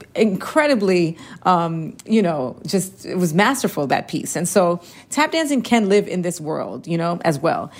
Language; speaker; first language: English; early bilingual, other home language; Spanish